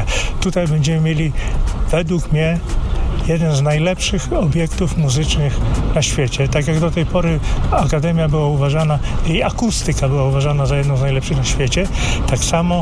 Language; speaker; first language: Polish; native; Polish